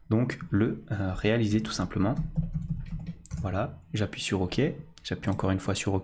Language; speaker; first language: French; native; French